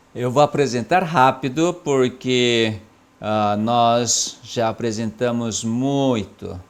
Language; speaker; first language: Portuguese; non-native, fluent; Korean